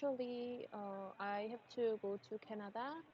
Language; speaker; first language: English; non-native, learner; Korean